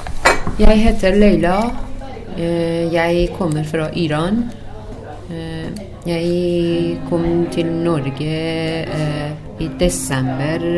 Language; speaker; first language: Norwegian; non-native, learner; Persian